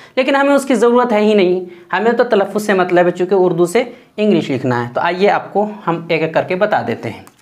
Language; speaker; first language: Urdu; native; Urdu